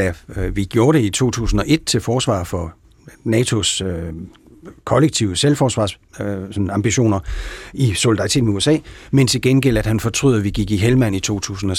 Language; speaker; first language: Danish; native; Danish